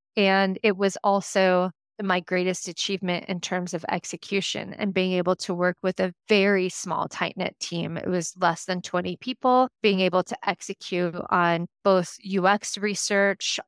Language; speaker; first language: English; native; English